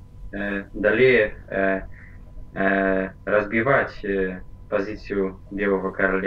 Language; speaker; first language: Russian; non-native, fluent; Polish